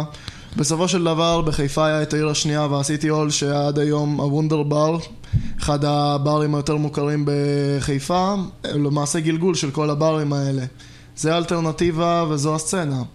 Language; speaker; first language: Hebrew; native; Hebrew